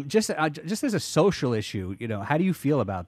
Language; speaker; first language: English; native; English